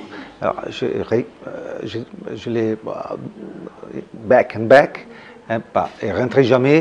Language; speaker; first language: French; non-native, fluent; Italian